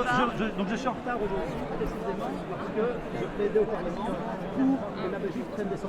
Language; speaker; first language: French; native; French